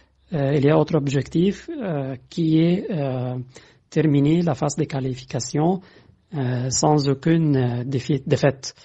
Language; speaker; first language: French; non-native, fluent; Arabic